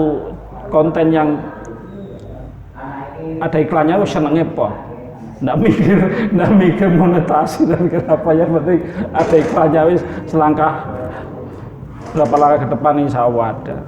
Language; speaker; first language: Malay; non-native, local second language; Javanese